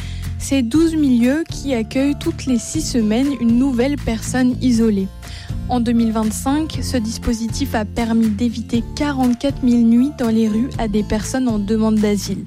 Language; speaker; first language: French; native; French